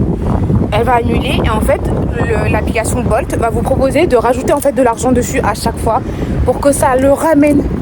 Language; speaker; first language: French; native; French